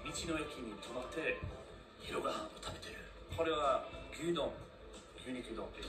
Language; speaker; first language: Japanese; non-native, fluent; English